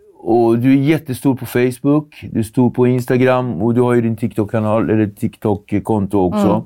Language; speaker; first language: Swedish; early bilingual, other home language; Kabuverdianu